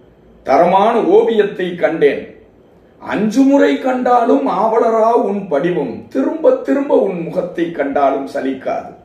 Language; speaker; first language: Tamil; native; Tamil